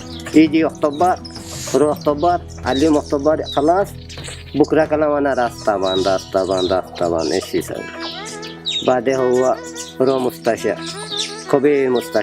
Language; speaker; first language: Arabic; non-native, learner; Bangla